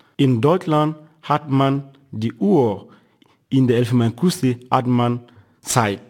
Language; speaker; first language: German; non-native, fluent; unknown